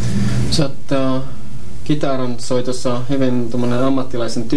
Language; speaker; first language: Finnish; native; Finnish